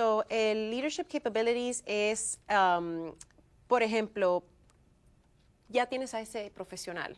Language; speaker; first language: Spanish; early bilingual, heritage; Spanish